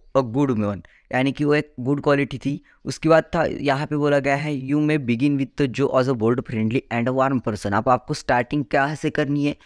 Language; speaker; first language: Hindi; non-native, local second language; Marathi